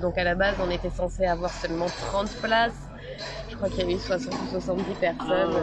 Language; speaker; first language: French; native; French